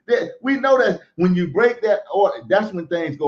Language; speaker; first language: English; native; English